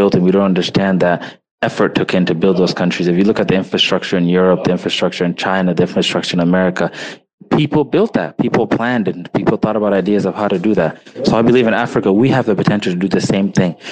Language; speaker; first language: English; native; English